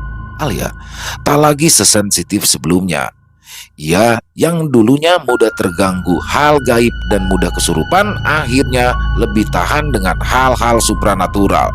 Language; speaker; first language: Indonesian; native; Indonesian